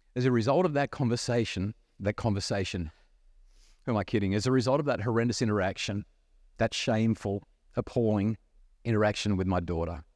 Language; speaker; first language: English; native; English